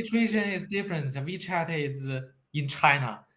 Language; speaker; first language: English; non-native, learner; Chinese